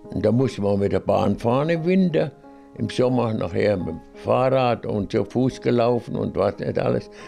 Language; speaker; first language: German; native; German